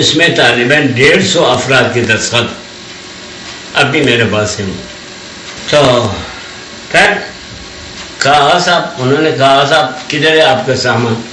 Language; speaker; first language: Urdu; non-native, local second language; Balti